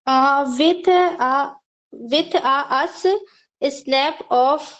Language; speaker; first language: English; non-native, learner; Hindi